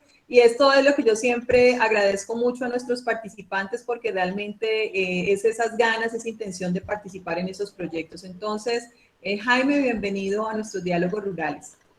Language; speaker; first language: Spanish; native; Spanish